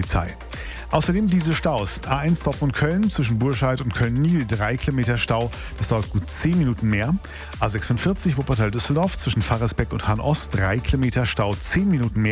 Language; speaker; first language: German; native; German